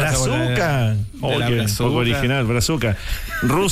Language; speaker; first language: Spanish; native; Spanish